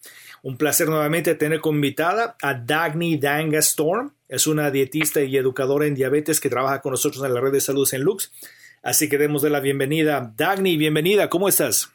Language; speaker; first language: Spanish; native; Spanish